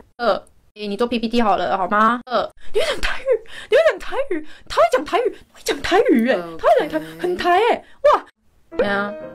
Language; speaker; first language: Chinese; non-native, fluent; Korean